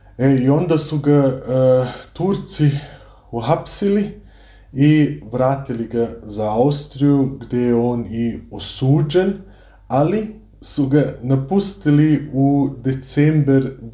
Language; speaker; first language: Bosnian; early bilingual, heritage; Bosnian